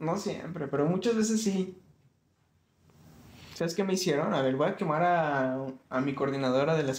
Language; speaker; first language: Spanish; native; Spanish